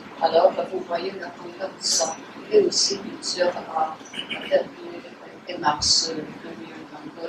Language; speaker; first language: French; non-native, fluent; Polish